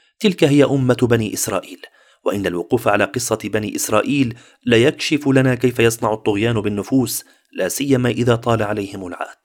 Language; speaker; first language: Arabic; native; Arabic